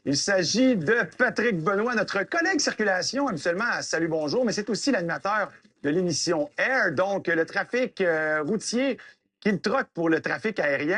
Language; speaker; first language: French; native; French